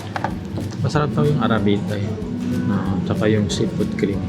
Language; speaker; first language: Filipino; non-native, learner; Korean